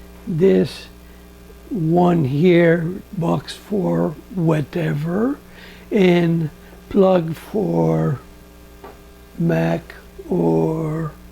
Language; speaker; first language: English; non-native, learner; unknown